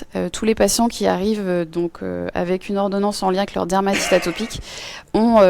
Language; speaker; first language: French; native; French